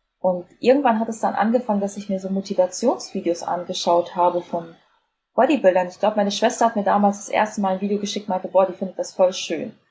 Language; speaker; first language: German; native; German